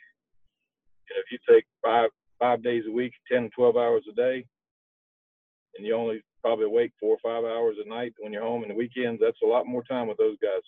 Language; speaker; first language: English; native; English